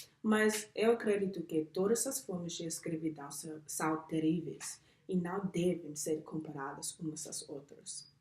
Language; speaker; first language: Portuguese; non-native, learner; English